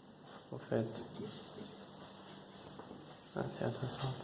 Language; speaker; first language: French; non-native, learner; English